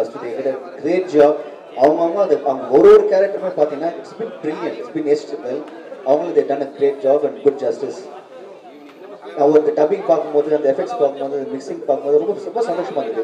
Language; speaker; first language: Tamil; native; Tamil